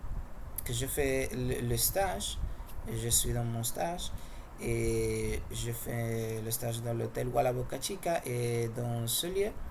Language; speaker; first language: French; non-native, learner; Spanish